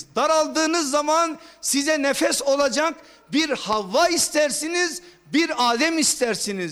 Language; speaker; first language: Turkish; native; Turkish